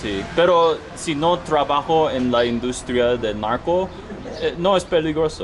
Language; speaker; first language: Spanish; non-native, learner; English